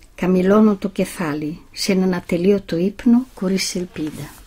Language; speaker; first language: Greek; non-native, fluent; Italian